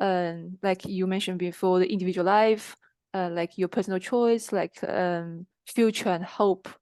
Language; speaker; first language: English; non-native, fluent; Chinese